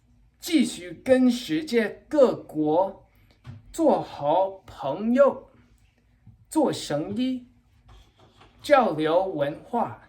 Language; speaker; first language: Chinese; non-native, learner; English